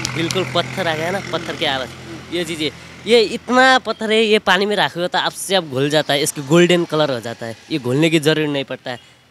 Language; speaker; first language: Hindi; non-native, local second language; Nepali